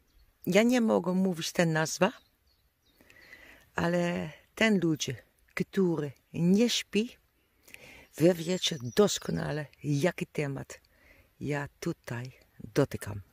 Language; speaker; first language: Polish; non-native, learner; Dutch